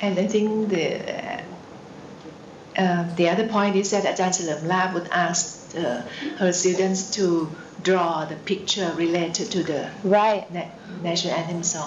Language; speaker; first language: English; non-native, fluent; Thai